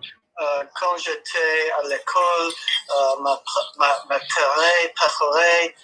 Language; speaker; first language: French; non-native, learner; English